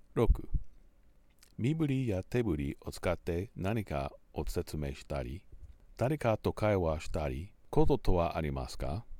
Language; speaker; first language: Japanese; non-native, learner; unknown